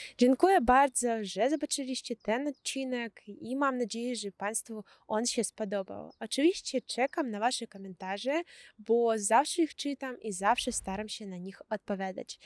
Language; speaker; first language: Polish; non-native, fluent; Russian